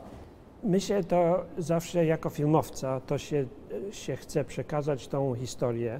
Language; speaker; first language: Polish; early bilingual, heritage; Polish